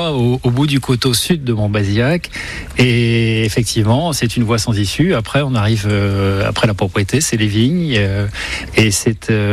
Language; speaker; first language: French; native; French